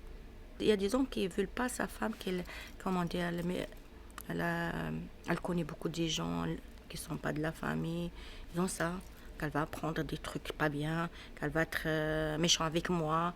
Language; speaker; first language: French; non-native, learner; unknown